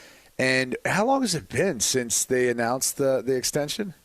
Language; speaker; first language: English; native; English